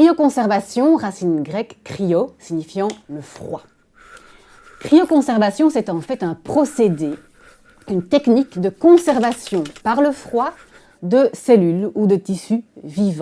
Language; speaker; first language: French; native; French